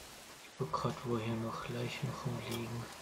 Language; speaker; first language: German; native; German